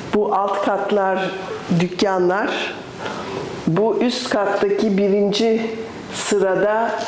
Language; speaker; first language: Turkish; early bilingual, other home language; English